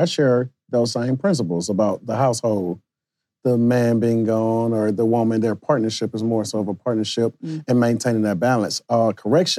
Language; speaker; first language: English; native; English